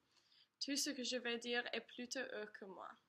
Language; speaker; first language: French; non-native, learner; English